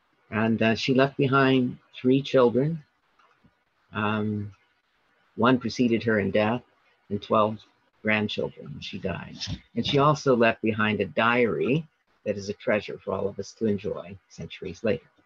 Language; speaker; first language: English; native; English